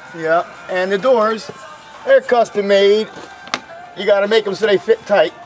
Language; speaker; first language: English; native; English